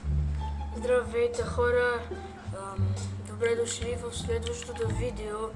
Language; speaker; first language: Bulgarian; early bilingual, heritage; Bulgarian